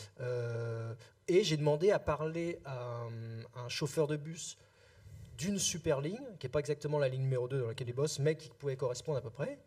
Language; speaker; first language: French; native; French